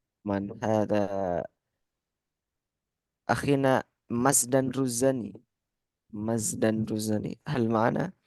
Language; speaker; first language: Arabic; non-native, fluent; Indonesian